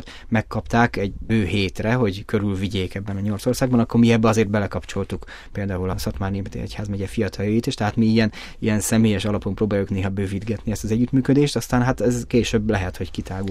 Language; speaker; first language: Hungarian; native; Hungarian